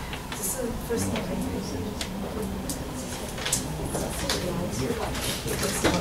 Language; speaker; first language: Chinese; native; Chinese